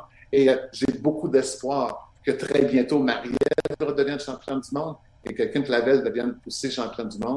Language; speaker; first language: French; native; French